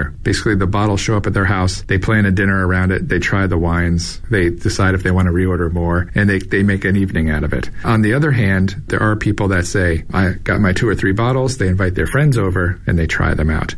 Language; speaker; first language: English; native; English